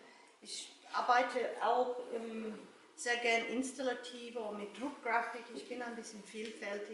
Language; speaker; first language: German; non-native, learner; English